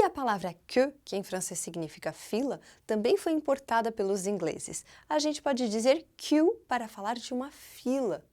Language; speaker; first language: Portuguese; non-native, fluent; French